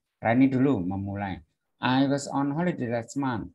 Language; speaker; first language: English; non-native, fluent; Indonesian